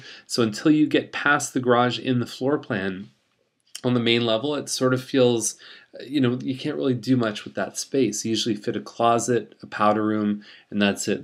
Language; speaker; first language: English; native; English